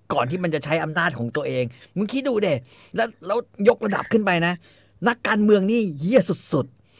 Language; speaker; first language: Thai; native; Thai